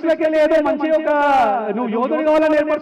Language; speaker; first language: Telugu; native; Telugu